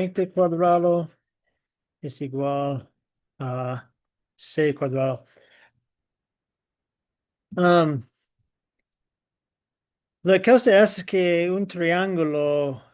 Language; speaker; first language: Spanish; non-native, fluent; English